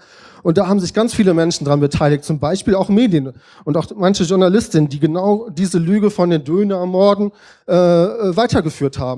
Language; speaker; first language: German; native; German